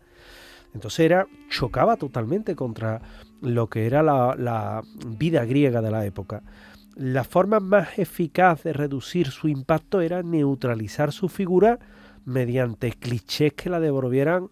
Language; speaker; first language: Spanish; native; Spanish